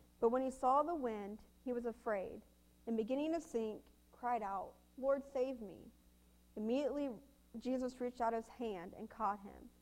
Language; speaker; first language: English; native; English